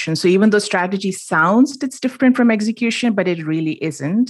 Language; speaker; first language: English; non-native, local second language; Hindi